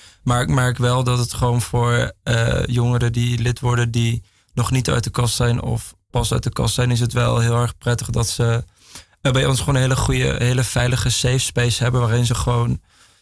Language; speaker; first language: Dutch; native; Dutch